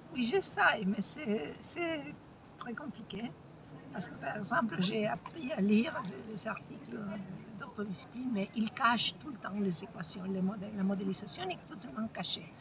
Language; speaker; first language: French; non-native, fluent; Spanish